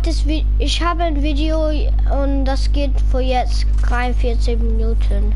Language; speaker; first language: German; non-native, learner; English